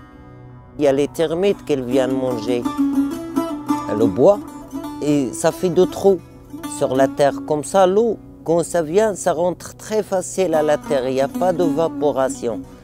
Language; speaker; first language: French; non-native, learner; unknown